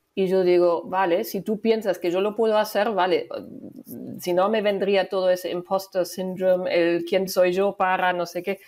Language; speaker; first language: Spanish; non-native, fluent; German